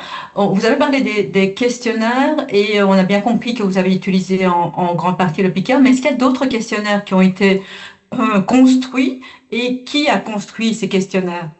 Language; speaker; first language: French; native; French